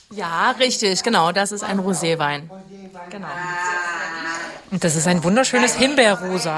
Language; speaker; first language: German; native; German